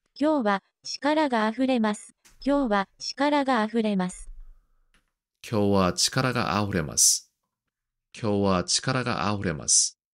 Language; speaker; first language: Japanese; non-native, learner; Korean